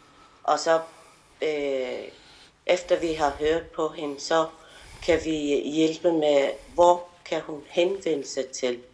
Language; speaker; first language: Danish; non-native, local second language; Kalaallisut